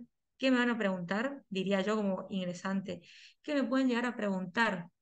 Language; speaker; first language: Spanish; native; Spanish